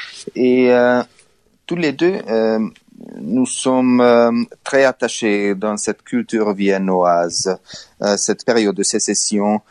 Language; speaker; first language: French; non-native, learner; Hungarian